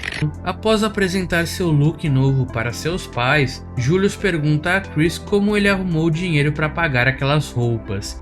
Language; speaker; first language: Portuguese; native; Portuguese